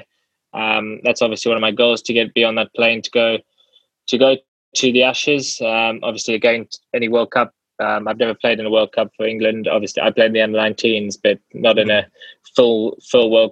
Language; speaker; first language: English; native; English